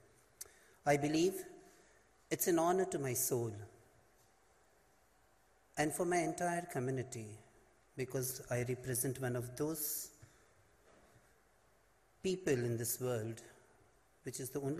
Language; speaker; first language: English; non-native, local second language; Hindi